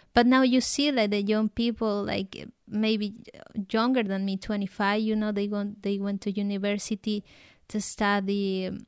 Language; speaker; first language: English; non-native, fluent; Spanish